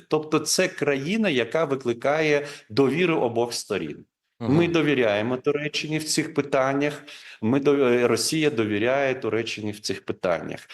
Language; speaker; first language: Ukrainian; non-native, local second language; Crimean Tatar